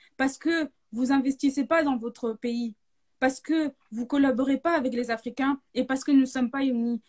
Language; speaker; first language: French; native; French